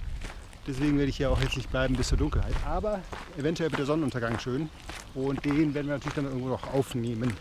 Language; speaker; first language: German; native; German